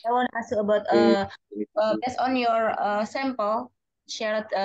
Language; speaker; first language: English; non-native, learner; Indonesian